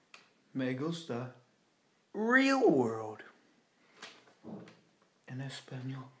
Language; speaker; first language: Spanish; non-native, learner; English